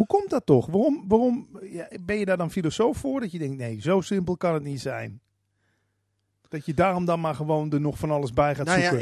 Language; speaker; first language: Dutch; native; Dutch